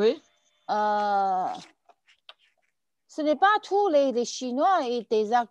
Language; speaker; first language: French; non-native, fluent; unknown